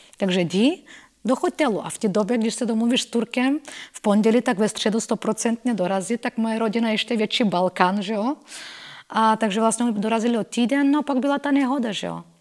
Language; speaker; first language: Czech; non-native, fluent; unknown